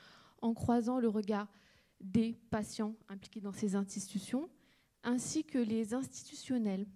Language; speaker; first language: French; native; French